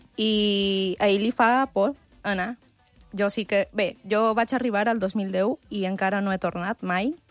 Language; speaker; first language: Catalan; early bilingual, other home language; Spanish